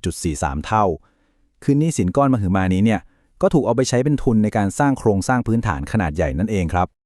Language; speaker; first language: Thai; native; Thai